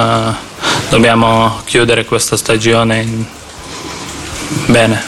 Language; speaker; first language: Italian; non-native, learner; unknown